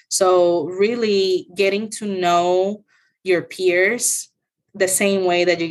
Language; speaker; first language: English; non-native, fluent; Spanish